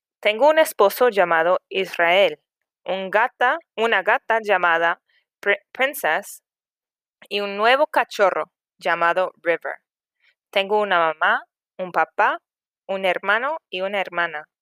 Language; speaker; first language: Spanish; non-native, fluent; English